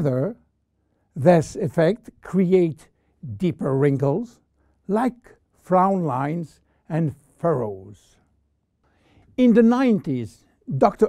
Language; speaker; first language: English; non-native, fluent; French